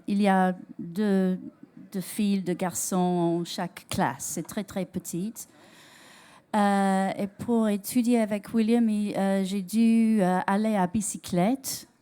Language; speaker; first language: French; non-native, learner; English